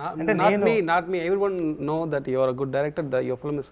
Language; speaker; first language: Telugu; non-native, learner; Tamil